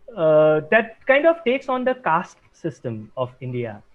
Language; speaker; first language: English; non-native, local second language; Assamese